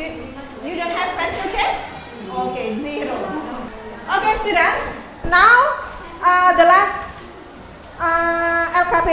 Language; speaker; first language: English; non-native, fluent; Indonesian